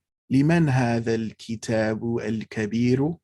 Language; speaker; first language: Arabic; non-native, fluent; English